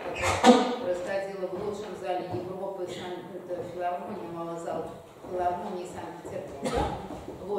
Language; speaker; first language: Russian; native; Russian